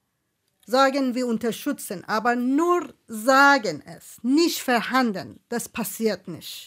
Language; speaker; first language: German; non-native, fluent; Persian